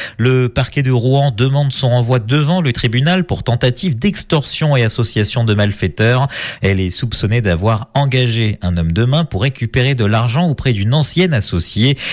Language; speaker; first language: French; native; French